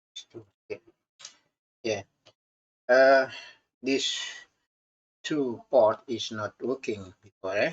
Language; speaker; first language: English; non-native, learner; Indonesian